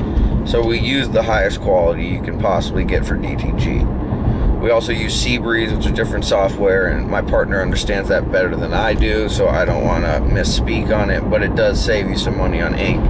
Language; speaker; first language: English; native; English